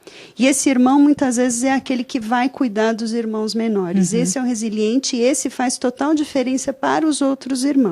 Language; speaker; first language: Portuguese; native; Portuguese